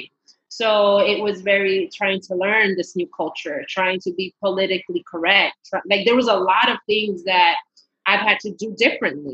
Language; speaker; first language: English; early bilingual, other home language; Spanish